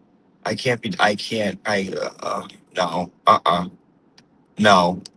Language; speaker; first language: English; native; English